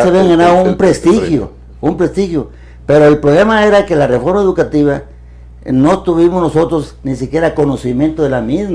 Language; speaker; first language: Spanish; native; Spanish